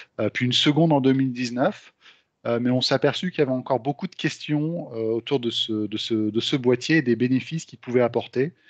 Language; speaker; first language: French; native; French